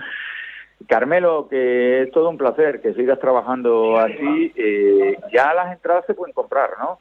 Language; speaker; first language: Spanish; native; Spanish